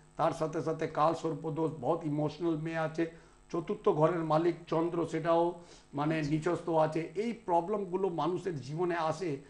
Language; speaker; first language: Bangla; non-native, local second language; Punjabi